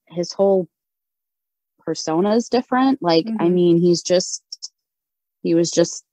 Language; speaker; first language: English; native; English